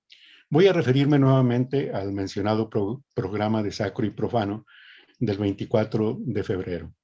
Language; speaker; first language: Spanish; native; Spanish